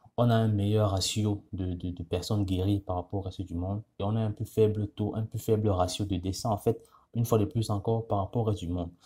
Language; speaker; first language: French; non-native, local second language; Ghomala